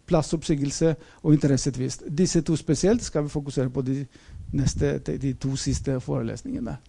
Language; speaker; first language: Norwegian; non-native, fluent; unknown